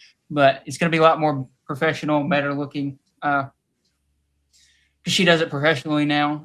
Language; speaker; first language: English; native; English